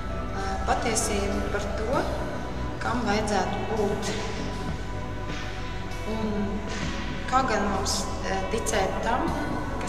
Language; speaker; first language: Latvian; native; Latvian